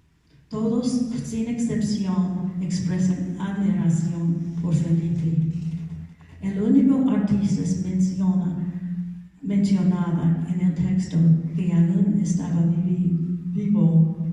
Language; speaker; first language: Spanish; non-native, learner; English